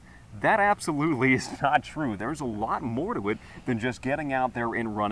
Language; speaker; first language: English; native; English